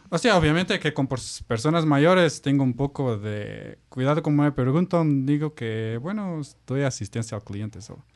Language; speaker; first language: Spanish; non-native, fluent; Portuguese